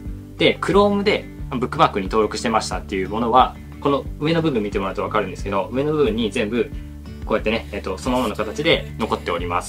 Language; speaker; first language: Japanese; native; Japanese